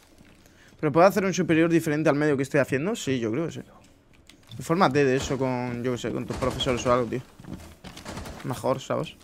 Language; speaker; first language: Spanish; native; Spanish